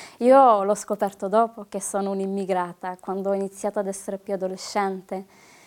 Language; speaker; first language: Italian; early bilingual, other home language; Arabic